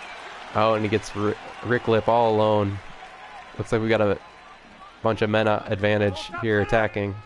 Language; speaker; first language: English; native; English